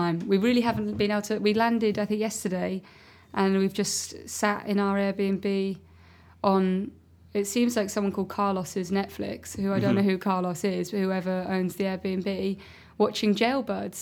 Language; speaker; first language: English; native; English